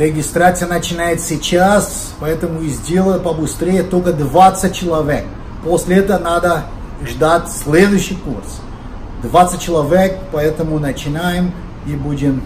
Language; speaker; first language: Russian; non-native, learner; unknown